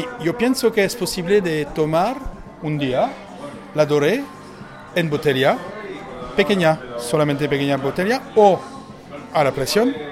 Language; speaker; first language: Spanish; non-native, learner; French